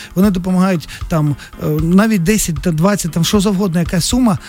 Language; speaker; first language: Ukrainian; native; Ukrainian